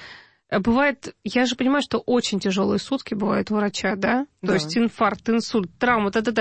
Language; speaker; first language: Russian; native; Russian